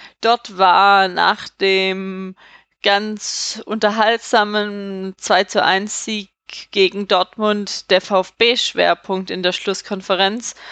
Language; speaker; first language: German; native; German